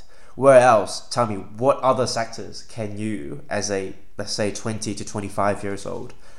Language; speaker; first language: English; non-native, local second language; Cantonese